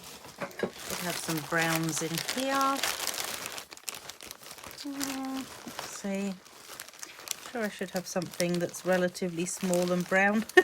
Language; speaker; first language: English; native; English